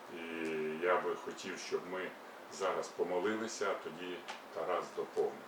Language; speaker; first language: Ukrainian; native; Ukrainian